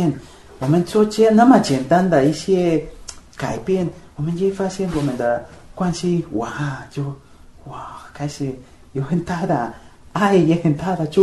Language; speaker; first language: Chinese; non-native, fluent; Spanish